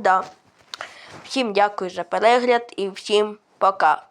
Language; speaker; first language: Ukrainian; non-native, local second language; Russian